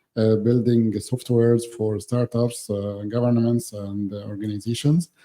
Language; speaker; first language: English; non-native, fluent; Arabic